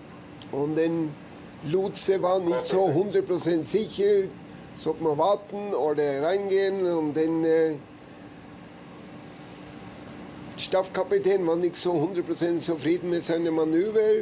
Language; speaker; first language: German; non-native, fluent; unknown